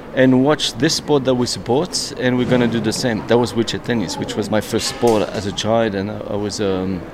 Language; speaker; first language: English; non-native, fluent; French